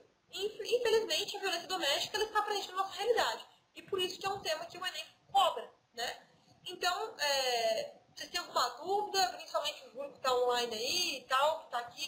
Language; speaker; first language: Portuguese; native; Portuguese